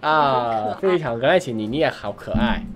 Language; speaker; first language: Chinese; non-native, fluent; English